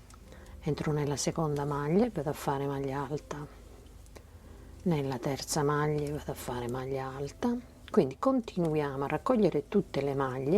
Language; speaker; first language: Italian; native; Italian